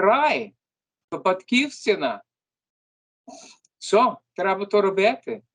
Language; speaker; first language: Ukrainian; early bilingual, heritage; English